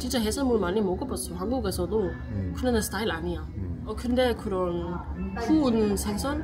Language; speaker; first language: Korean; non-native, learner; German